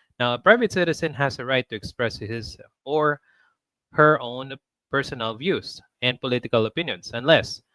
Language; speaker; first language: English; non-native, local second language; Filipino